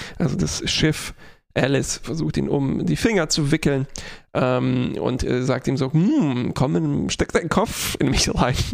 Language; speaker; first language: German; non-native, fluent; Polish